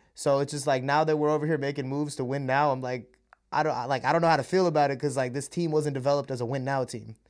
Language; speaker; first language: English; early bilingual, other home language; Malayalam